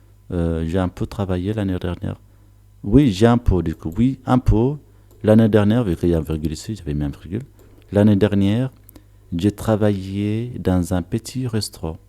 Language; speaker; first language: French; non-native, fluent; Tigrinya